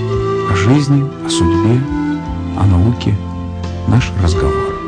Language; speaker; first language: Russian; native; Russian